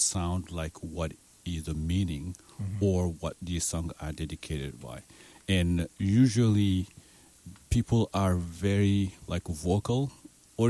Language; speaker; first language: English; non-native, fluent; Fula